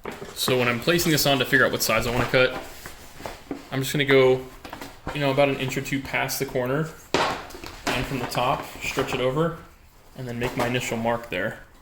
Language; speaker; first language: English; native; English